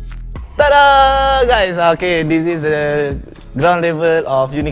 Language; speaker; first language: English; non-native, learner; Indonesian